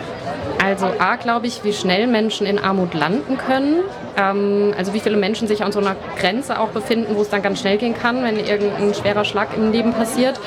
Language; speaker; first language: German; native; German